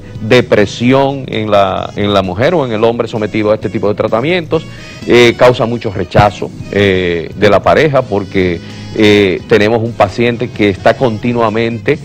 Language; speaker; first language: Spanish; native; Spanish